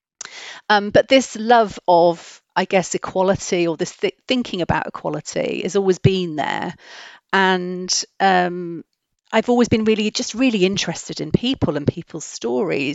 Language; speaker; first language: English; native; English